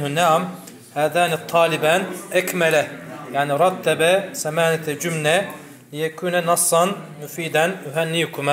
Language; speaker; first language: Arabic; non-native, fluent; Turkish